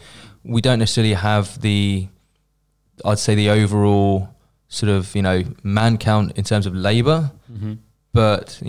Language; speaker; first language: English; native; English